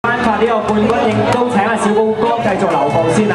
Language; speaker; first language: Cantonese; native; Cantonese